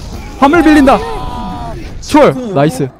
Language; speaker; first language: Korean; native; Korean